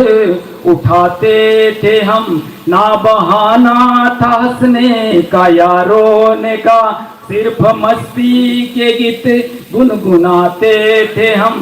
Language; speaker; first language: Hindi; non-native, local second language; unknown